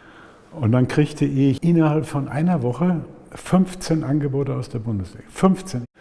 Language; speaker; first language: German; native; German